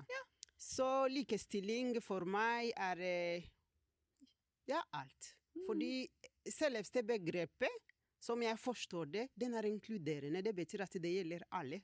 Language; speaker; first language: Norwegian; non-native, fluent; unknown